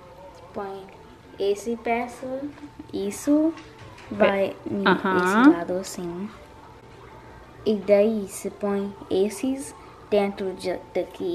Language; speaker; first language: Portuguese; early bilingual, heritage; Portuguese